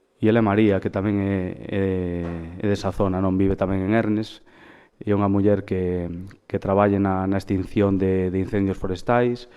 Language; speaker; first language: Galician; native; Galician